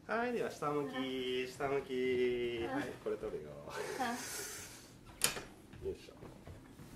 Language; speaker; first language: Japanese; native; Japanese